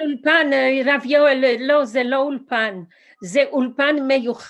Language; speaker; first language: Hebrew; non-native, fluent; French